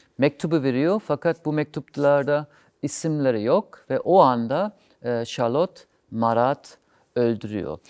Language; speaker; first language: Turkish; non-native, fluent; German